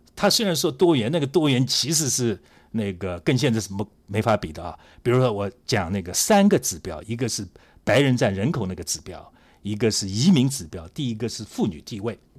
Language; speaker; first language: Chinese; native; Chinese